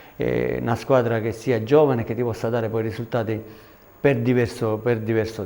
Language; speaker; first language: Italian; native; Italian